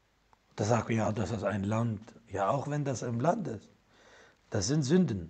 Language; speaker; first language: German; non-native, fluent; Arabic